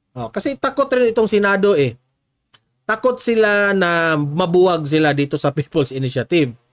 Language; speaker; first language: Filipino; non-native, local second language; Cebuano